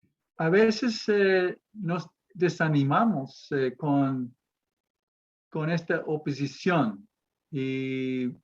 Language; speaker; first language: Spanish; non-native, fluent; English